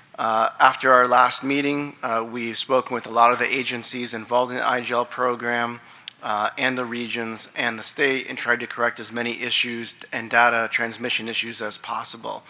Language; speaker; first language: English; native; English